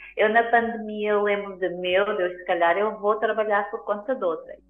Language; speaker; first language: Portuguese; non-native, local second language; Kabuverdianu